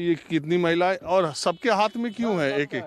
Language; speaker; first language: Hindi; native; Hindi